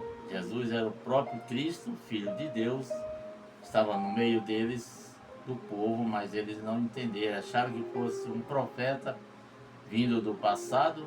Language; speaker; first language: Portuguese; native; Portuguese